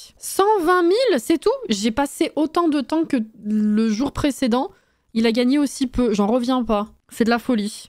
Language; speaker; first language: French; native; French